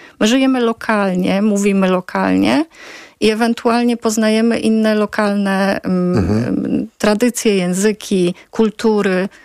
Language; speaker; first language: Polish; native; Polish